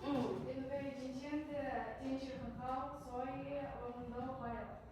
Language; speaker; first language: Chinese; non-native, learner; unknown